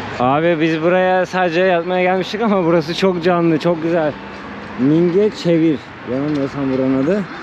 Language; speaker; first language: Turkish; native; Turkish